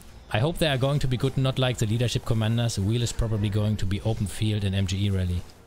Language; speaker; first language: English; non-native, fluent; German